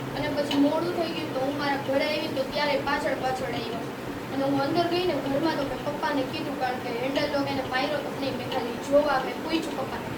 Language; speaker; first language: Gujarati; native; Gujarati